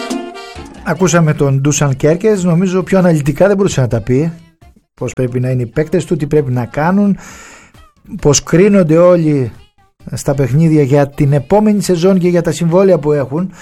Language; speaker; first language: Greek; native; Greek